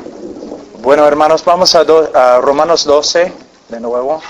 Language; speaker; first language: Spanish; non-native, fluent; English